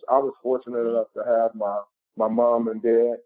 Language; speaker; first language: English; native; English